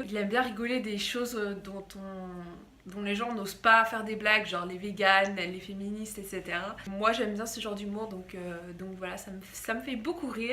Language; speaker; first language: French; native; French